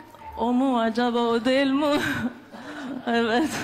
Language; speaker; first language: Turkish; non-native, learner; Persian